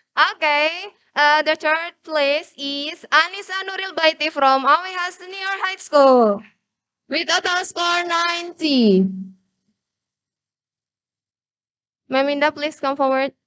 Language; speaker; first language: English; non-native, learner; Indonesian